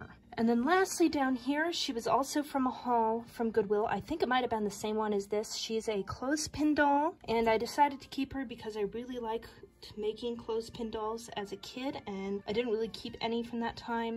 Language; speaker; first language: English; native; English